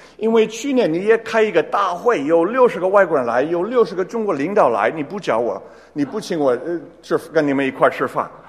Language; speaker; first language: Chinese; non-native, fluent; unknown